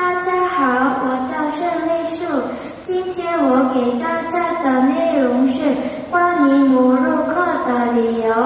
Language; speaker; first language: Chinese; non-native, learner; Korean